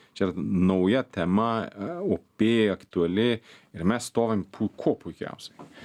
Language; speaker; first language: Lithuanian; non-native, fluent; Swedish